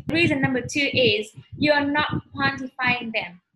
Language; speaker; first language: English; non-native, fluent; Vietnamese